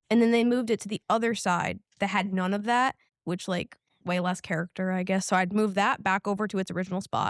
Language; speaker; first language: English; native; English